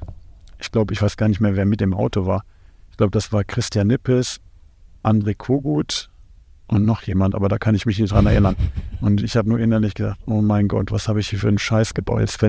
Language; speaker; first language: German; native; German